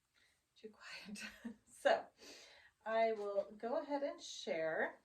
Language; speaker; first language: English; native; English